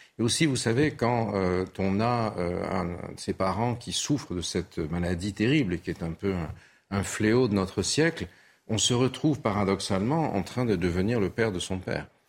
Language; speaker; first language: French; early bilingual, other home language; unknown